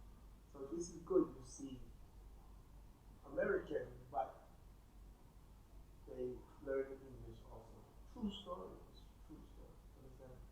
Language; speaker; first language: English; non-native, fluent; Thai